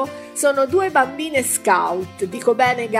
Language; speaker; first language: Italian; native; Italian